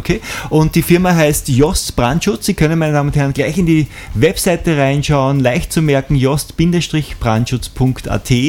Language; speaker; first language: German; native; German